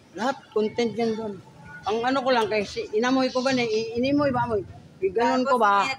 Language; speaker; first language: Filipino; non-native, local second language; Cebuano